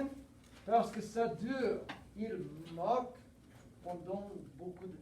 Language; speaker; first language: French; non-native, fluent; English